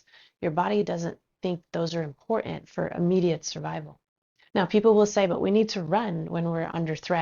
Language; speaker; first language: English; native; English